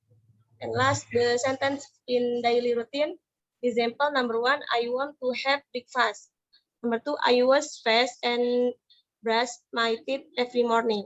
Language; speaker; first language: English; non-native, learner; Indonesian